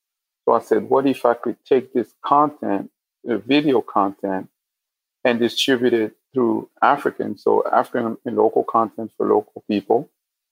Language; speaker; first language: English; non-native, local second language; French